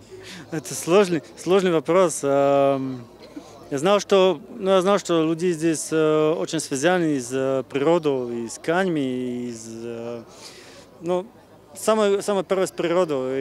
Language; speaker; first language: Russian; non-native, learner; Slovak